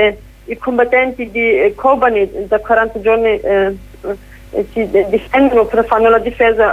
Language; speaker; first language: Italian; non-native, fluent; Kurdish